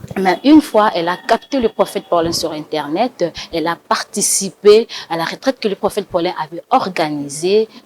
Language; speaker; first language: French; non-native, local second language; Lingala